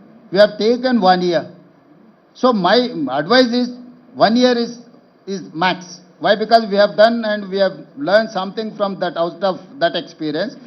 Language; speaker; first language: English; non-native, local second language; Telugu